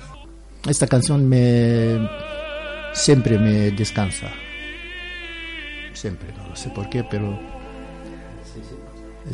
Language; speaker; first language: Spanish; non-native, learner; Romanian